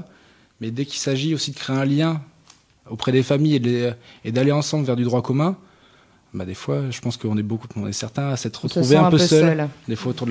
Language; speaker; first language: French; native; French